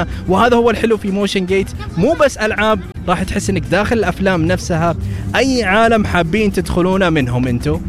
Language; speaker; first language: Arabic; native; Arabic